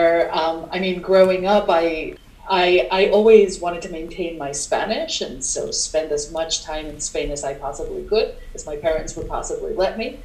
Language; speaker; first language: English; early bilingual, other home language; Spanish